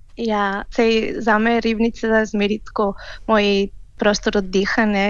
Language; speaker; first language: Slovenian; early bilingual, heritage; Catalan